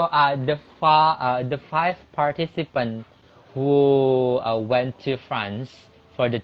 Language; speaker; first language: English; non-native, local second language; Indonesian